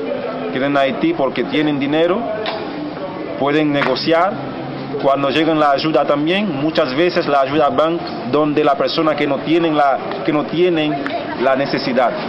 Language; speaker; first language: Spanish; non-native, fluent; Haitian Creole